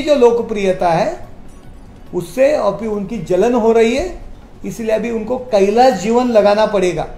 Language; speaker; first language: Hindi; non-native, local second language; Marathi